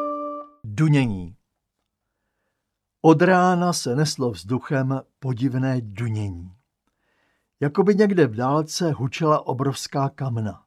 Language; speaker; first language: Czech; native; Czech